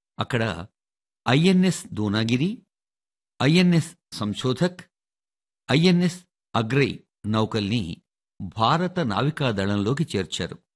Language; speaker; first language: Telugu; native; Telugu